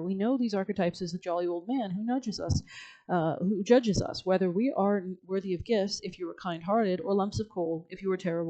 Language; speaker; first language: English; native; English